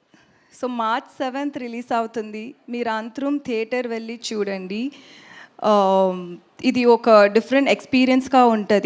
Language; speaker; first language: Telugu; non-native, learner; Tamil